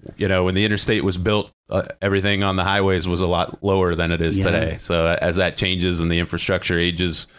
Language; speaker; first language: English; native; English